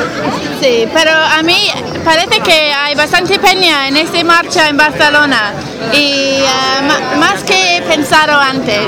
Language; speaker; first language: Spanish; non-native, learner; English